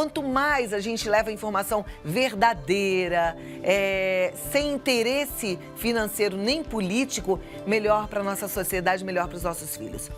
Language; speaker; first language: Portuguese; native; Portuguese